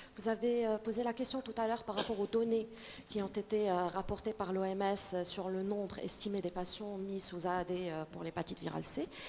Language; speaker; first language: French; non-native, local second language; Arabic